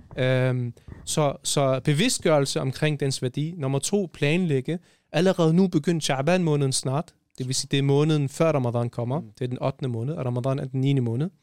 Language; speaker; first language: Danish; early bilingual, other home language; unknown